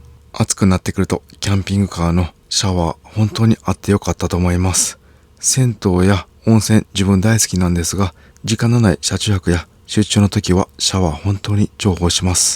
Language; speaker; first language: Japanese; native; Japanese